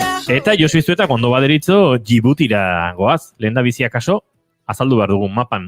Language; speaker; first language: Basque; native; Basque